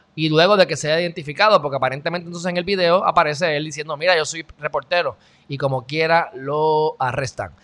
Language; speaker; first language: Spanish; native; Spanish